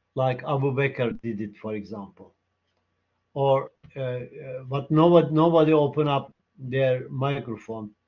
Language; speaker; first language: English; non-native, fluent; Turkish